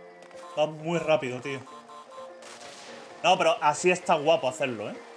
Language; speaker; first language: Spanish; native; Spanish